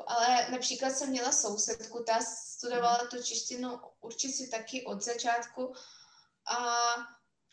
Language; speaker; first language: Czech; non-native, fluent; Russian